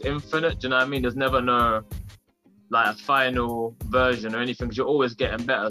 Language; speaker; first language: English; native; English